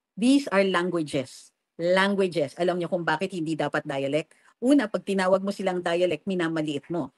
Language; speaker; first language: Filipino; native; Filipino